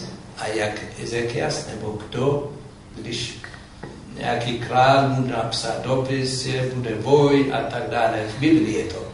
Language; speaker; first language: Czech; non-native, fluent; Amharic